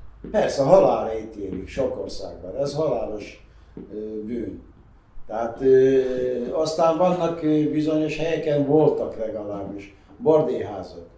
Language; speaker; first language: Hungarian; non-native, fluent; Arabic